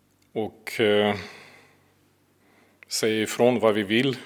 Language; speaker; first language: Swedish; non-native, fluent; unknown